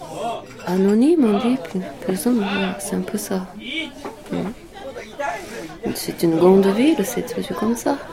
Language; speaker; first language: French; non-native, learner; Japanese